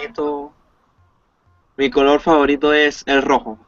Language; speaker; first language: Spanish; non-native, learner; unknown